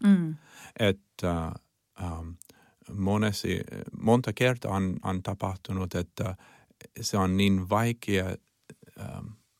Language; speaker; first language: Finnish; non-native, learner; Chinese